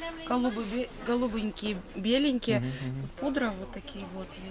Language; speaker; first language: Russian; native; Russian